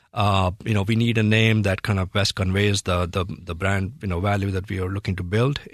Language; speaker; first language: English; non-native, local second language; Hindi